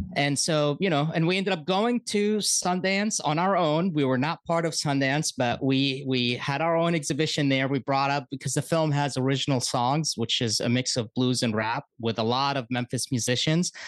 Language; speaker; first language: English; early bilingual, other home language; Arabic